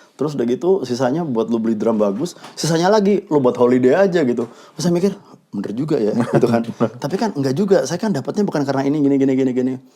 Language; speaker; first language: Indonesian; native; Indonesian